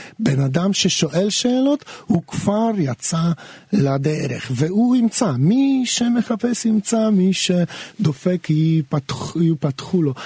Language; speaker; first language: Hebrew; non-native, fluent; Polish